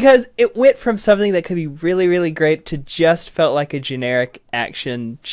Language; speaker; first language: English; native; English